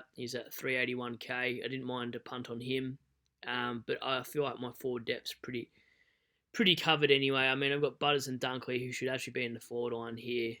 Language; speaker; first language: English; native; English